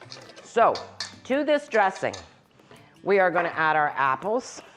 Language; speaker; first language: English; native; English